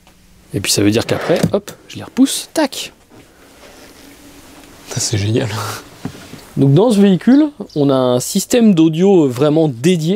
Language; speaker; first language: French; native; French